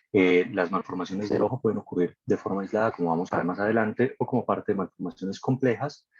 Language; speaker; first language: Spanish; native; Spanish